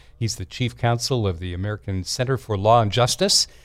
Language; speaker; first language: English; native; English